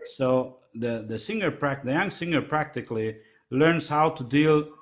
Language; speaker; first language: English; non-native, fluent; Romanian